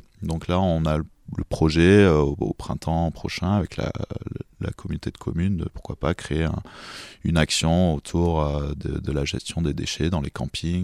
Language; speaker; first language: French; native; French